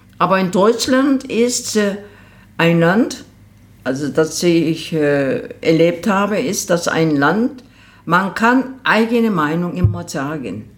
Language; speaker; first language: German; non-native, fluent; Korean